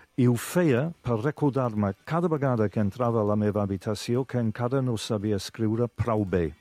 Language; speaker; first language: Catalan; non-native, fluent; English